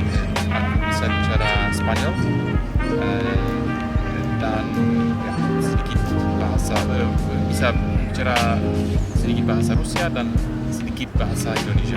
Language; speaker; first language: Indonesian; non-native, fluent; Polish